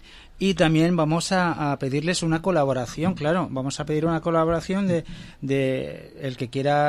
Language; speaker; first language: Spanish; native; Spanish